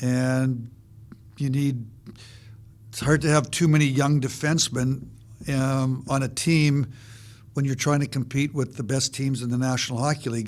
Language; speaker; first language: English; native; English